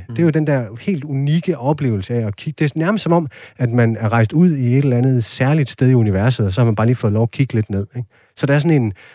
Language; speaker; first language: Danish; native; Danish